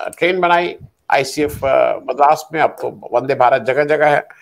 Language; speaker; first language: Hindi; native; Hindi